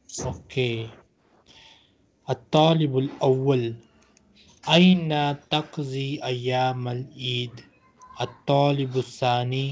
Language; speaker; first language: Arabic; non-native, fluent; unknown